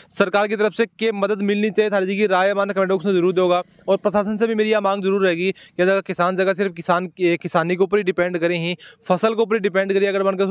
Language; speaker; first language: Hindi; native; Hindi